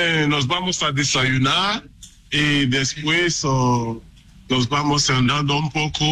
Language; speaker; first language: Spanish; non-native, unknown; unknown